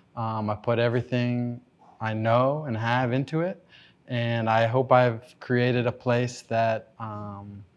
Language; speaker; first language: English; native; English